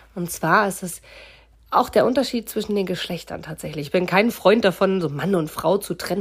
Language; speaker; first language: German; native; German